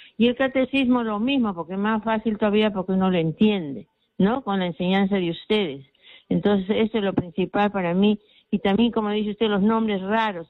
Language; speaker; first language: Spanish; native; Spanish